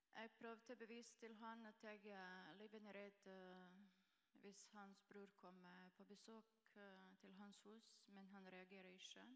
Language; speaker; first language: Norwegian; non-native, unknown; Croatian